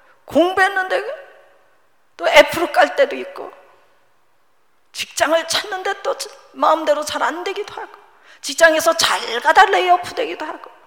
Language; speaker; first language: Korean; native; Korean